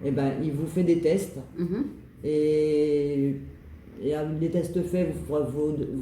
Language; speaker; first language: French; native; French